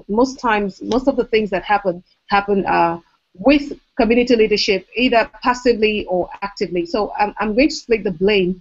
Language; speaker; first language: English; non-native, local second language; Igbo